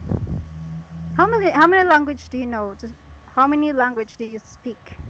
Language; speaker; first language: English; non-native, fluent; Cebuano